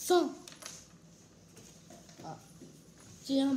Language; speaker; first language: French; native; French